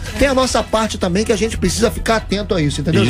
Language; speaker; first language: Portuguese; native; Portuguese